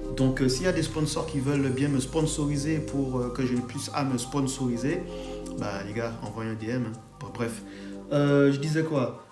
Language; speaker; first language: French; non-native, fluent; English